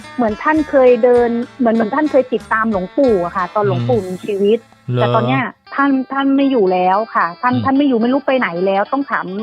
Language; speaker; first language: Thai; native; Thai